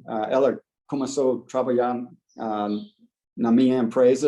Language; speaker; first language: Portuguese; non-native, fluent; English